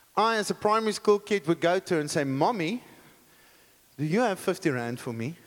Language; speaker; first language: English; non-native, local second language; Afrikaans